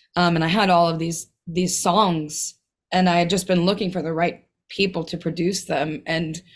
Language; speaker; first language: English; native; English